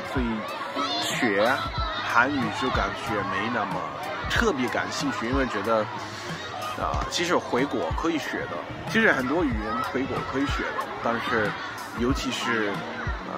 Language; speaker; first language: Chinese; non-native, fluent; English